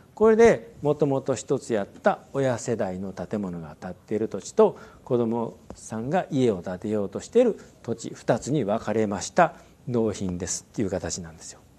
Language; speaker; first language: Japanese; native; Japanese